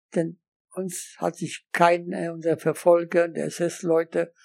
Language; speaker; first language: German; non-native, fluent; Polish